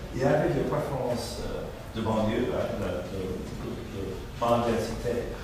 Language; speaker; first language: French; non-native, learner; English